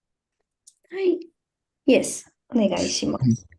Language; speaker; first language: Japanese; non-native, fluent; Tamil